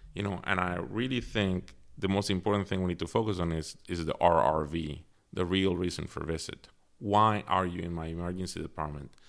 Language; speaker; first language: English; early bilingual, other home language; Spanish